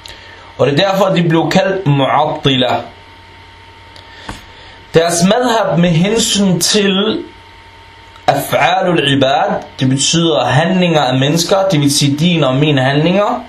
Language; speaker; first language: Danish; non-native, fluent; Arabic